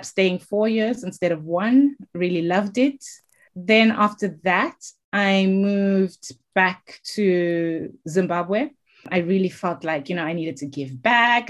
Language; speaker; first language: English; non-native, local second language; Shona